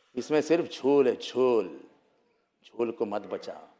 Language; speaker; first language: Hindi; non-native, local second language; Marathi